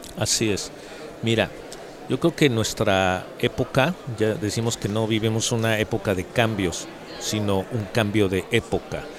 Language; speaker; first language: Spanish; native; Spanish